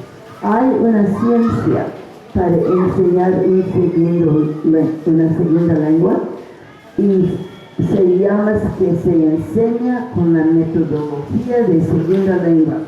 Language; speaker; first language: Spanish; non-native, fluent; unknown